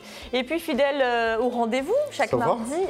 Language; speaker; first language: French; native; French